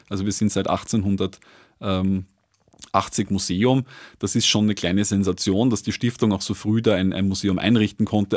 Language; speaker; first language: German; native; German